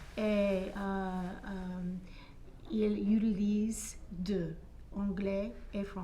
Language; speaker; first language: French; non-native, learner; English